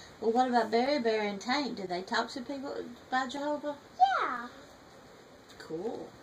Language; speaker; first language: English; native; English